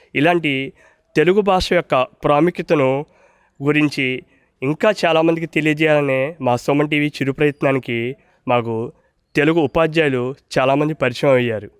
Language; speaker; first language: Telugu; native; Telugu